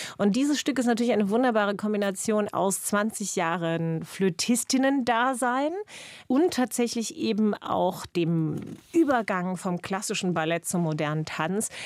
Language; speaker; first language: German; non-native, fluent; English